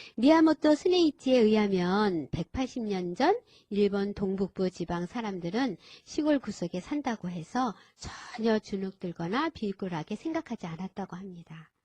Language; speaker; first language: Korean; native; Korean